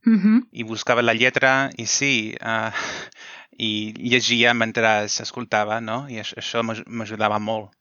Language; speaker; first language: Catalan; non-native, fluent; English